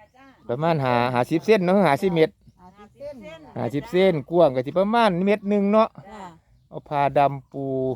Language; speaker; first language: Thai; native; Thai